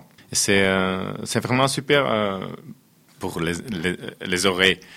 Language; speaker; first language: French; non-native, fluent; Finnish